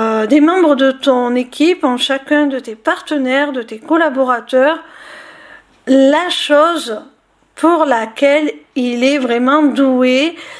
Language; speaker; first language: French; native; French